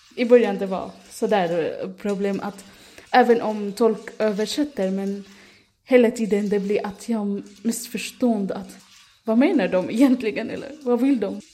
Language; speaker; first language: Swedish; non-native, fluent; Arabic